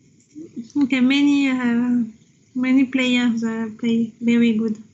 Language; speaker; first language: English; non-native, learner; French